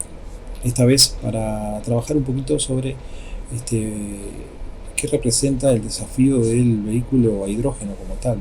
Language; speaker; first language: Spanish; native; Spanish